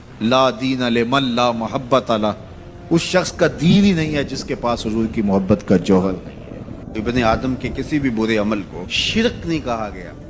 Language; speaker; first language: Urdu; non-native, local second language; Punjabi